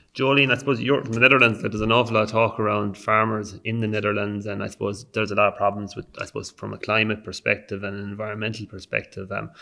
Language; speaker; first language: English; native; English